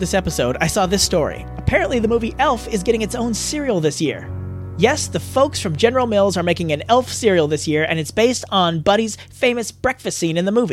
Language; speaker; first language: English; native; English